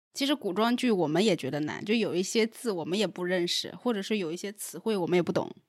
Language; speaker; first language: Chinese; native; Chinese